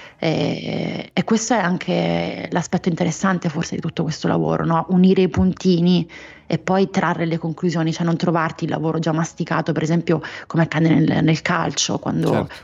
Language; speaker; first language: Italian; native; Italian